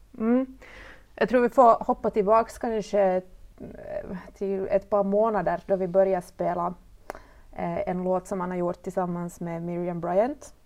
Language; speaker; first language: Swedish; native; Swedish